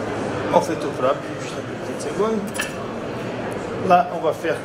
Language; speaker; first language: French; non-native, learner; Portuguese